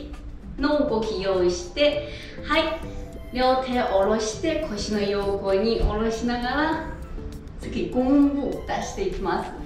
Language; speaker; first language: Japanese; non-native, fluent; Chinese